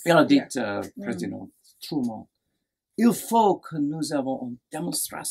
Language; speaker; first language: French; non-native, learner; English